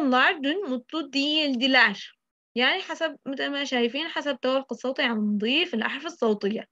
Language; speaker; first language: Arabic; native; Arabic